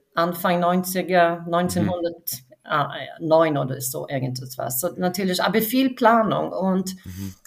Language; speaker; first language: German; non-native, fluent; Swedish